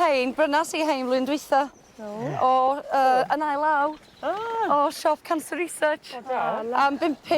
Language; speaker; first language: Welsh; native; Welsh